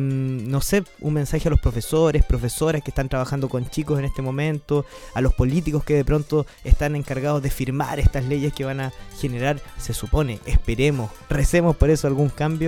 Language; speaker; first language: Spanish; native; Spanish